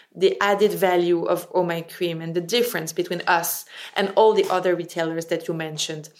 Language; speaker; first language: English; non-native, fluent; French